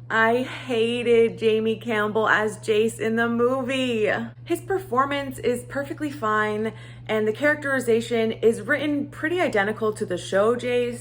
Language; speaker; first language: English; native; English